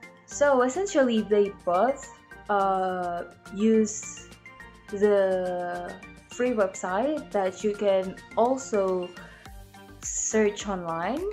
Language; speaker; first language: English; non-native, learner; Indonesian